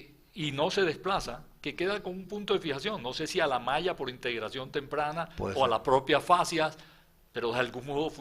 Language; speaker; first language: Spanish; native; Spanish